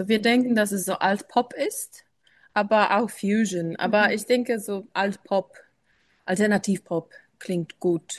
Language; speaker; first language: German; non-native, learner; English